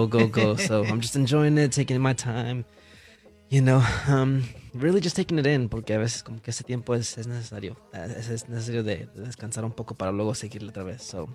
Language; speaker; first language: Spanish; early bilingual, heritage; Spanish